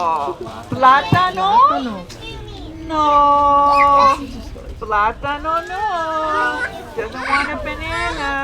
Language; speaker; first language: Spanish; early bilingual, heritage; Spanish